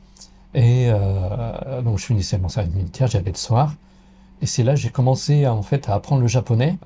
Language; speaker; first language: French; native; French